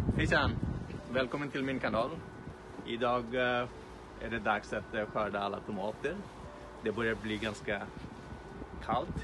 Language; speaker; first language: Swedish; non-native, fluent; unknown